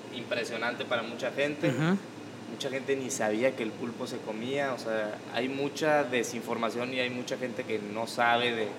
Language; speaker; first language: Spanish; native; Spanish